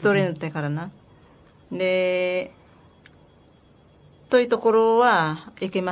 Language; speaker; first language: Japanese; non-native, learner; Filipino